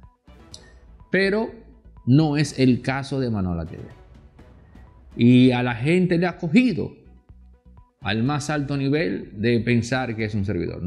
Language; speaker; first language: Spanish; native; Spanish